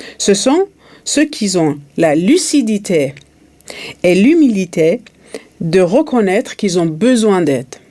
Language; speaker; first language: French; native; French